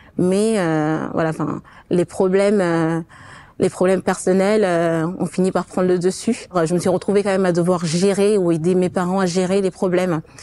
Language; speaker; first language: French; non-native, fluent; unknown